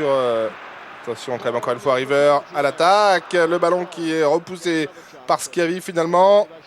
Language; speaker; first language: French; native; French